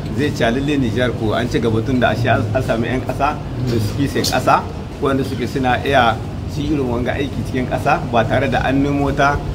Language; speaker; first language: Hausa; native; Hausa